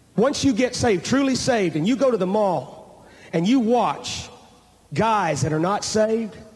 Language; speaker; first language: English; native; English